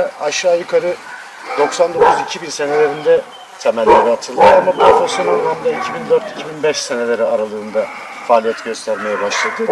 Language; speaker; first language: Turkish; native; Turkish